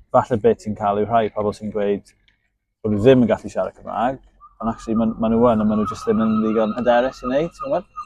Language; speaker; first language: Welsh; native; Welsh